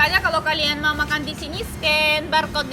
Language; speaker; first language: Indonesian; non-native, fluent; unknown